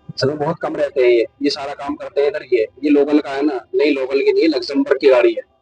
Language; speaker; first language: Hindi; native; Hindi